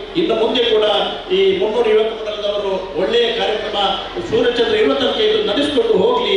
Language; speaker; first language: Kannada; non-native, local second language; Tulu